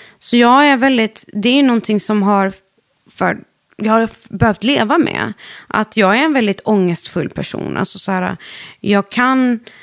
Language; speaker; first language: Swedish; early bilingual, other home language; Arabic